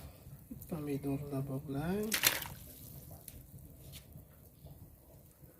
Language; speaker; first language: Russian; non-native, learner; Tajik